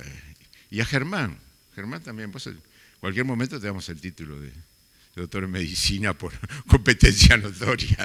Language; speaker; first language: Spanish; native; Spanish